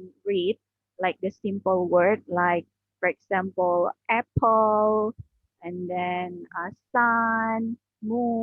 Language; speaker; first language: English; non-native, learner; Indonesian